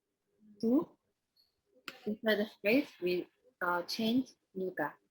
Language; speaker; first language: English; non-native, fluent; Korean